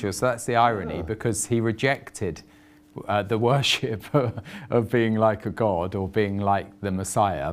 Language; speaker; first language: English; native; English